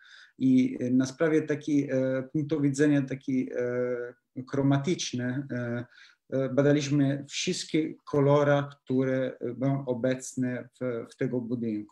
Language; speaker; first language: Polish; non-native, learner; Italian